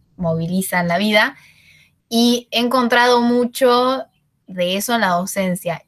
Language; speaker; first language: Spanish; native; Spanish